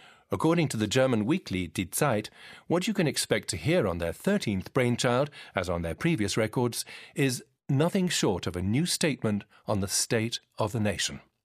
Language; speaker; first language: English; native; English